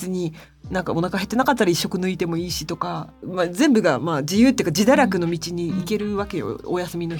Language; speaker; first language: Japanese; native; Japanese